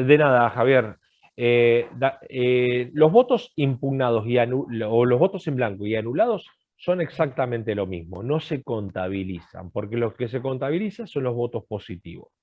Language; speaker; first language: Spanish; native; Spanish